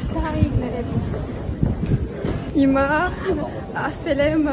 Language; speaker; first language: Armenian; early bilingual, heritage; Armenian